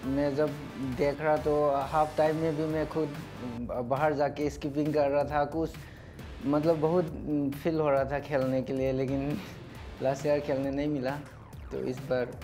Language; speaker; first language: Hindi; non-native, local second language; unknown